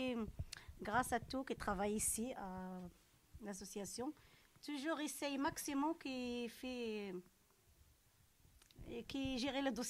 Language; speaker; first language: French; non-native, local second language; Arabic